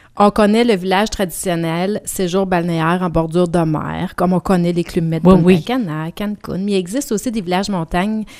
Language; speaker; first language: French; native; French